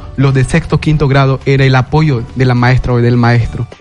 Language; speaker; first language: Spanish; non-native, local second language; Shipibo-Conibo